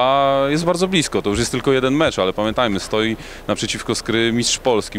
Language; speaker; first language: Polish; native; Polish